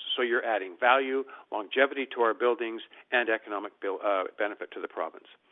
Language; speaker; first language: English; native; English